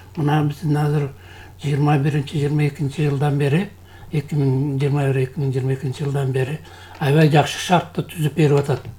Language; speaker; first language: Kyrgyz; native; Kyrgyz